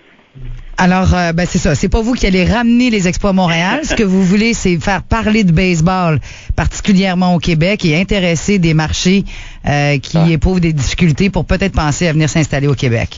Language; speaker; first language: French; native; French